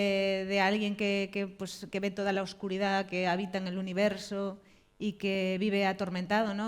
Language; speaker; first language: Spanish; native; Spanish